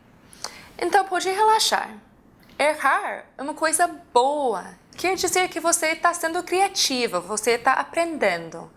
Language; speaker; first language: Portuguese; non-native, fluent; English